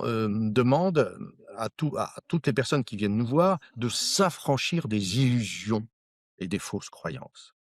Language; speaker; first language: French; native; French